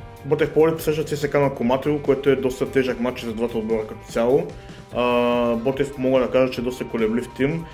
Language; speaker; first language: Bulgarian; native; Bulgarian